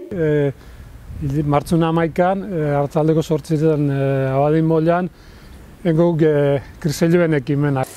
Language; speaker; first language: Basque; native; Basque